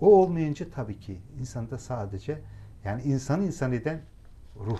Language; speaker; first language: Turkish; non-native, local second language; Azerbaijani